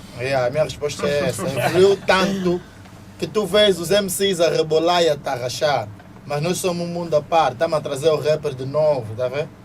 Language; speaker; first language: Portuguese; native; Portuguese